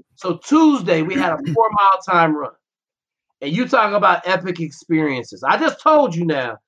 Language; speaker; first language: English; native; English